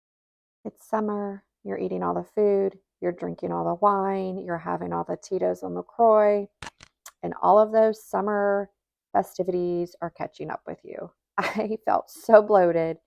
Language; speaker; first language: English; native; English